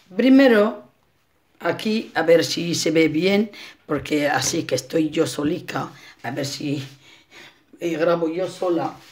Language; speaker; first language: Spanish; non-native, fluent; Arabic